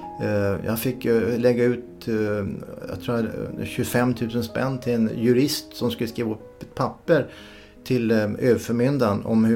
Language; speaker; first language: Swedish; native; Swedish